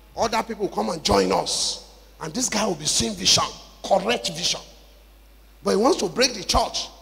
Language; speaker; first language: English; non-native, local second language; Yoruba